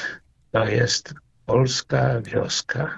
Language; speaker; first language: Ukrainian; early bilingual, heritage; Ukrainian